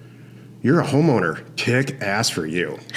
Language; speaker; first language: English; native; English